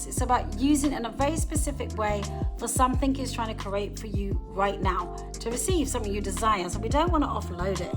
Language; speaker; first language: English; native; English